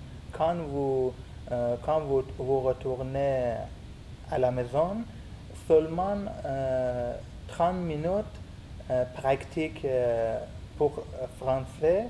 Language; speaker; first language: French; non-native, learner; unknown